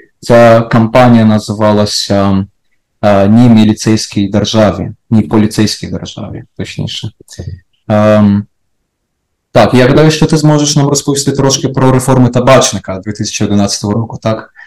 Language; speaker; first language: Ukrainian; native; Ukrainian